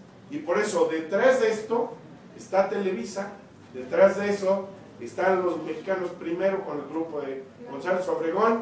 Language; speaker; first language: Spanish; native; Spanish